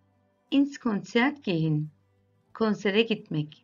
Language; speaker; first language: German; non-native, fluent; Turkish